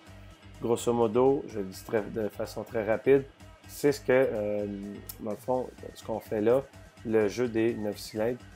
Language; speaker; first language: French; native; French